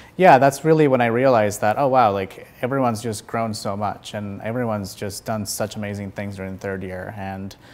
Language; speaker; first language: English; early bilingual, other home language; Spanish